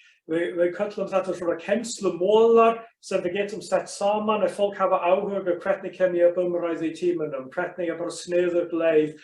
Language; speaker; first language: Icelandic; non-native, fluent; English